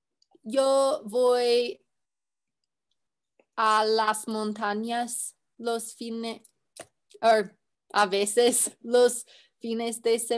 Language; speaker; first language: Spanish; non-native, learner; English